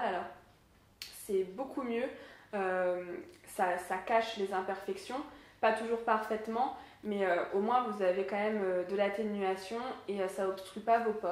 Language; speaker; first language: French; native; French